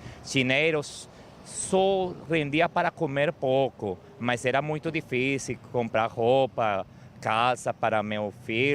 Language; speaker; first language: Portuguese; non-native, learner; Spanish